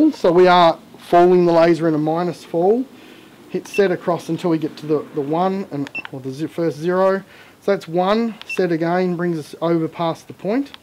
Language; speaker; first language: English; native; English